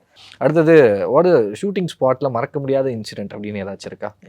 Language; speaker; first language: Tamil; native; Tamil